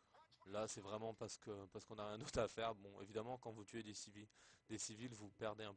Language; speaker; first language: French; native; French